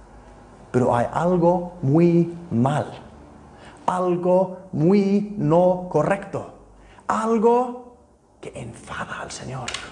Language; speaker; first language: Spanish; non-native, fluent; Icelandic